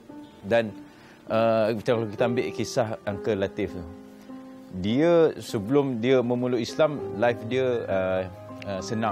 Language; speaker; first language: Malay; native; Malay